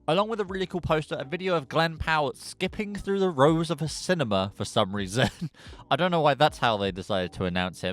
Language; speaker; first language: English; native; English